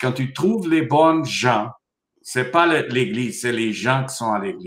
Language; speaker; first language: French; non-native, fluent; Portuguese